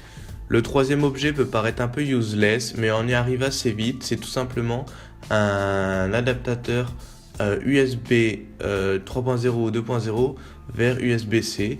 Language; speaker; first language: French; native; French